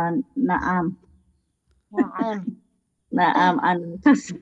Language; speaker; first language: Arabic; non-native, learner; Indonesian